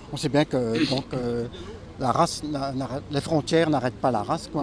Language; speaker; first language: French; native; French